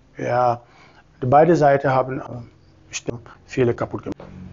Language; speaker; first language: German; non-native, fluent; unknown